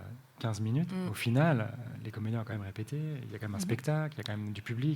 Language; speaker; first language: French; native; French